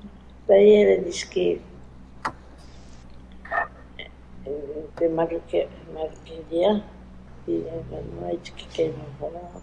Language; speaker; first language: Portuguese; non-native, learner; Japanese